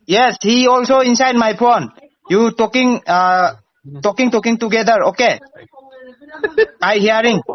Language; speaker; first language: English; non-native, learner; Manipuri